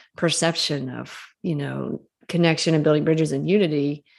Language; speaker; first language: English; native; English